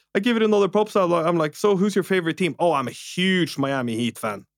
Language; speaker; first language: English; non-native, fluent; Norwegian